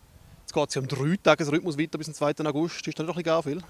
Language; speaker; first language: German; native; German